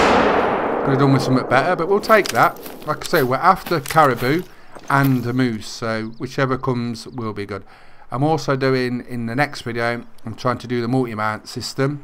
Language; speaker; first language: English; native; English